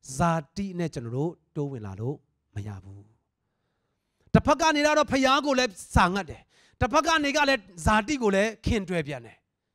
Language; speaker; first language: Burmese; non-native, local second language; Tedim Chin